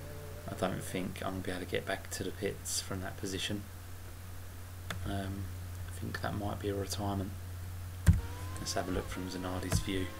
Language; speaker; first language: English; native; English